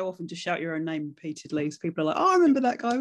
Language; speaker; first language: English; native; English